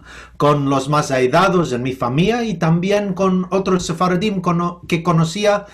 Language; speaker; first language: Spanish; non-native, fluent; English